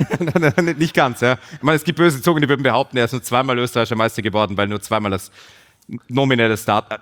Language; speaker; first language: German; native; German